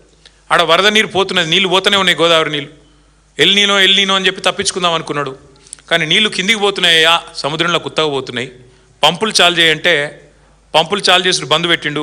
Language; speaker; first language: Telugu; native; Telugu